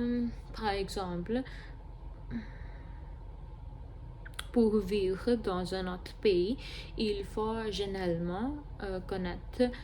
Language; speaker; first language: French; non-native, learner; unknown